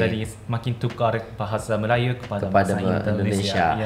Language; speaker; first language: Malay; non-native, fluent; Japanese